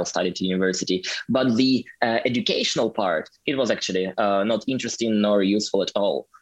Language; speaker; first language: English; non-native, fluent; Russian